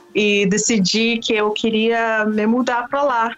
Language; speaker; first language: Portuguese; non-native, fluent; English